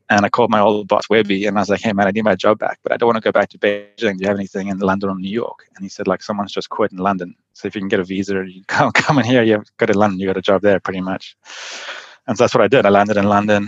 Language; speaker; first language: English; native; English